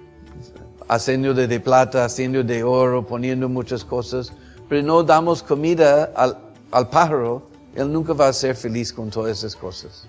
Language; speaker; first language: Spanish; non-native, fluent; English